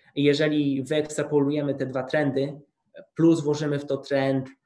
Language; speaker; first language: Polish; native; Polish